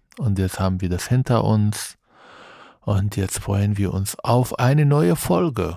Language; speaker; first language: German; non-native, fluent; Arabic